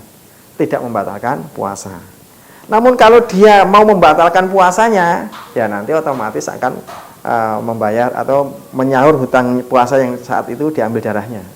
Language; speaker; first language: Indonesian; non-native, local second language; Javanese